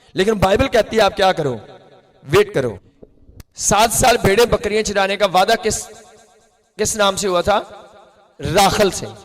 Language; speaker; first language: Urdu; non-native, local second language; Punjabi